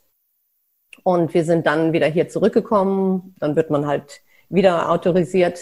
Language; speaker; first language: German; native; German